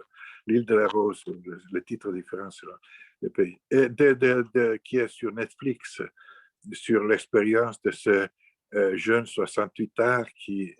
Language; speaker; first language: French; non-native, fluent; Italian